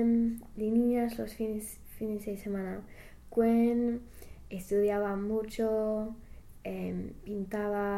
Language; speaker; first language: Spanish; non-native, learner; English